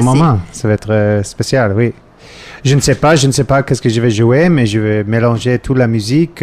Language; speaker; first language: French; non-native, learner; English